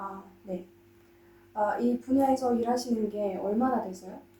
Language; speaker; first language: Korean; non-native, learner; Kyrgyz